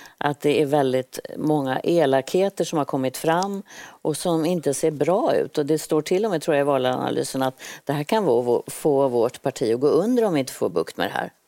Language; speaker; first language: Swedish; native; Swedish